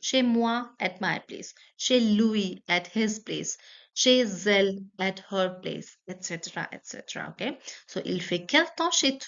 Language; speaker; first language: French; non-native, fluent; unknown